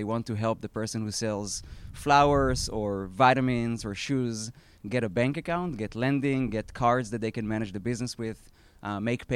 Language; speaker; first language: English; non-native, fluent; Hebrew